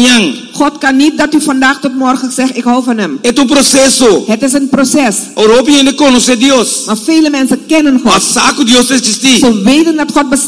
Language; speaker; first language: Dutch; non-native, fluent; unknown